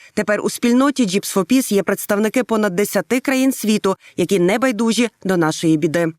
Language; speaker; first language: Ukrainian; native; Ukrainian